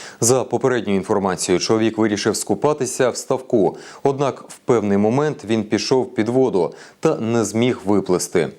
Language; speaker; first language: Ukrainian; native; Ukrainian